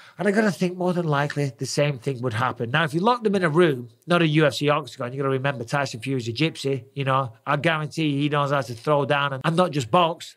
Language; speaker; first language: English; native; English